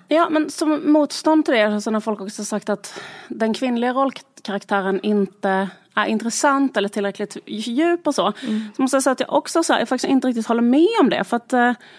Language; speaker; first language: Swedish; native; Swedish